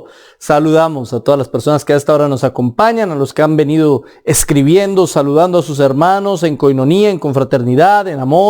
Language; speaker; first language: Spanish; native; Spanish